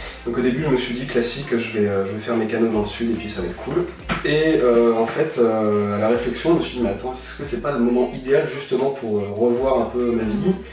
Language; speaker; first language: French; native; French